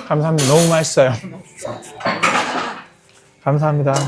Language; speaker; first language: Korean; early bilingual, heritage; Korean